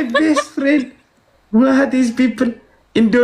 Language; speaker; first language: English; non-native, learner; Oromo